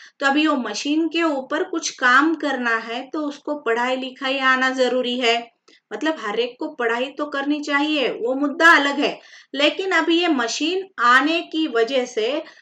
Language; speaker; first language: Hindi; non-native, local second language; Marathi